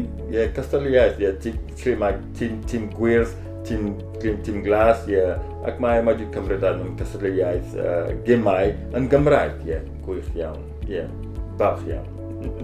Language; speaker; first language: Welsh; non-native, learner; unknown